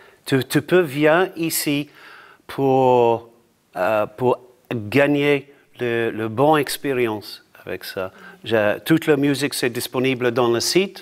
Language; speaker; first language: French; non-native, learner; English